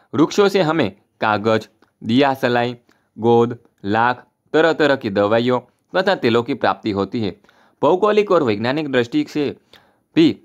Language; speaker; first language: Hindi; non-native, local second language; Gujarati